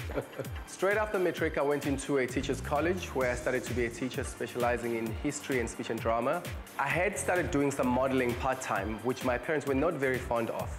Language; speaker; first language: English; non-native, local second language; Zulu